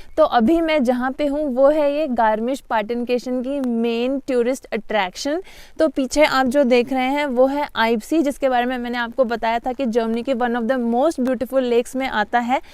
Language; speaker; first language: Hindi; native; Hindi